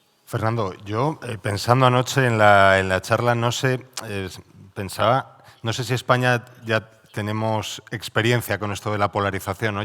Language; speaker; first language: Spanish; native; Spanish